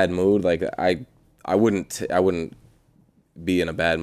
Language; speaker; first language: English; native; English